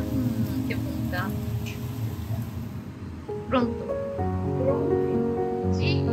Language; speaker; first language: Italian; non-native, learner; Japanese